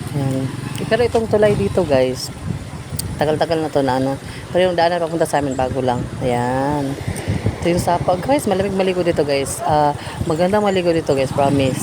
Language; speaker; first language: Filipino; native; Filipino